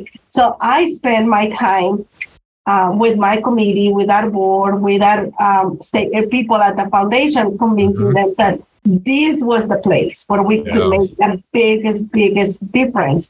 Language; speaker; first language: English; non-native, fluent; Spanish